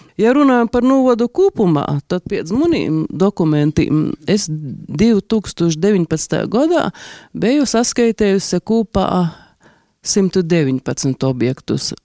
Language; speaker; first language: Latvian; native; Latvian